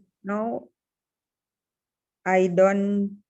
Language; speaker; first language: English; non-native, learner; Indonesian